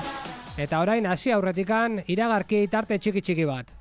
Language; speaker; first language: Basque; native; Basque